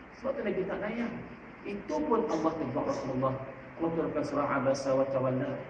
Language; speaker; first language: Malay; native; Malay